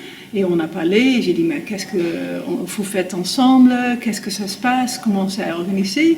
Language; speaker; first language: French; non-native, fluent; Dutch